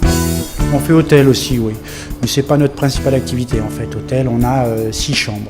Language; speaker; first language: French; native; French